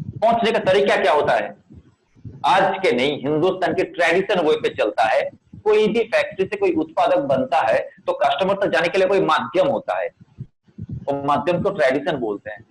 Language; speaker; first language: Hindi; non-native, local second language; Bangla